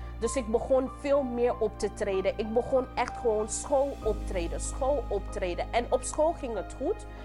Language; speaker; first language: Dutch; non-native, local second language; English